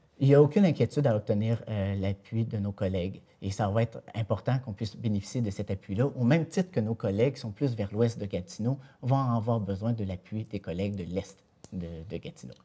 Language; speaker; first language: French; native; French